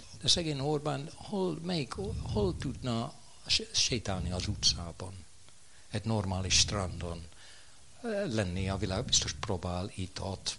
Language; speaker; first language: Hungarian; non-native, fluent; English